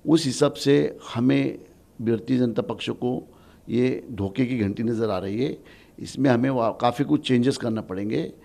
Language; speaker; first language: Hindi; non-native, local second language; Gujarati